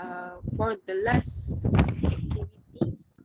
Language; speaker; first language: English; non-native, learner; Malay